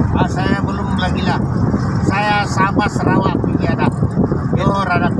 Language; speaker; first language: Malay; non-native, local second language; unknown